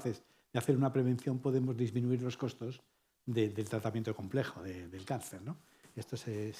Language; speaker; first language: Spanish; native; Spanish